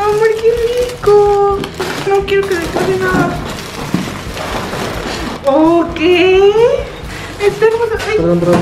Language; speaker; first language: Spanish; native; Spanish